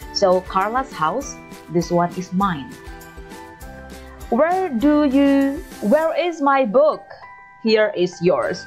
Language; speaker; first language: English; non-native, fluent; Indonesian